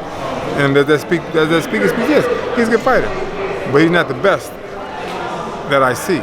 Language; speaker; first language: English; native; English